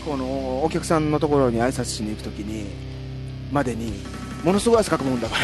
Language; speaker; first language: Japanese; native; Japanese